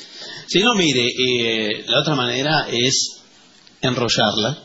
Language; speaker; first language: Spanish; native; Spanish